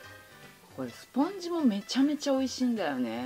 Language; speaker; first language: Japanese; native; Japanese